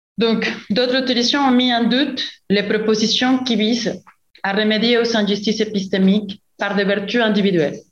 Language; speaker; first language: French; non-native, fluent; Spanish